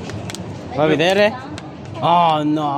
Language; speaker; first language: Italian; non-native, learner; Filipino